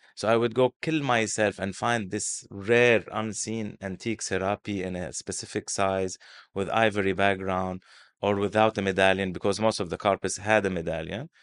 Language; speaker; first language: English; non-native, fluent; Arabic